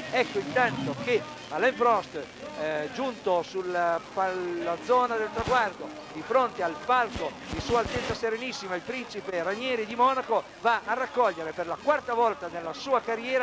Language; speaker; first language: Italian; native; Italian